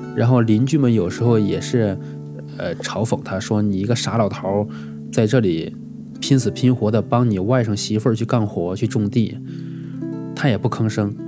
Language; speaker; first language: Chinese; native; Chinese